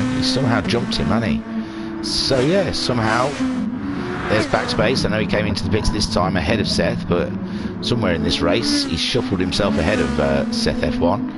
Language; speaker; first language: English; native; English